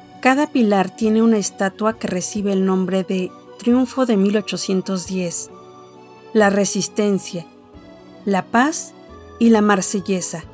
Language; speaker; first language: Spanish; native; Spanish